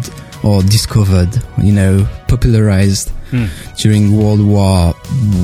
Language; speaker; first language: English; non-native, fluent; French